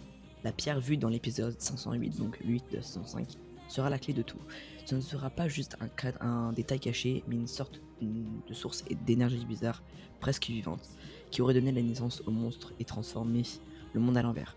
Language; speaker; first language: French; native; French